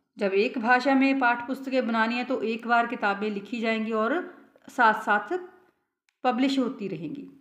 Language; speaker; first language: Hindi; non-native, local second language; Punjabi